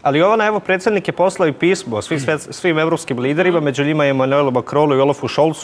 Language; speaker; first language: Serbian; native; Serbian